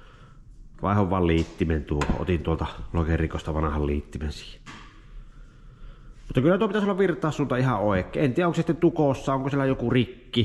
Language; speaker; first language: Finnish; native; Finnish